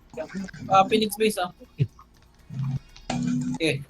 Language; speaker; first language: English; non-native, local second language; Filipino